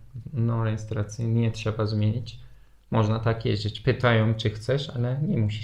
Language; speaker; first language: Polish; non-native, fluent; Turkish